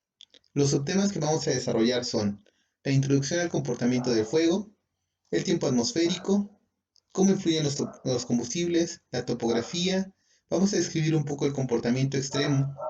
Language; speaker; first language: Spanish; native; Spanish